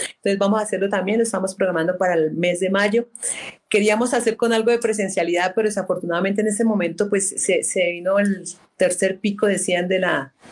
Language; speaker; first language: Spanish; native; Spanish